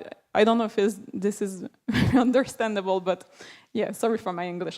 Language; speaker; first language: English; non-native, fluent; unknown